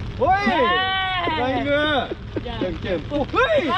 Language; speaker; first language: Japanese; native; Japanese